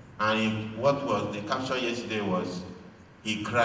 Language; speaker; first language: English; non-native, local second language; Igbo